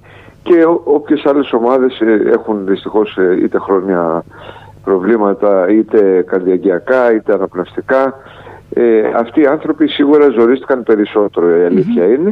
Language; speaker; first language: Greek; native; Greek